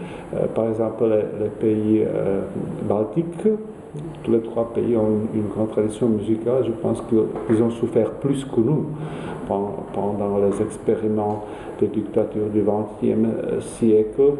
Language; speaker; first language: French; non-native, fluent; Czech